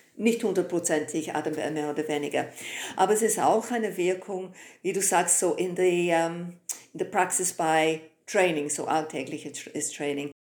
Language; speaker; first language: German; non-native, fluent; English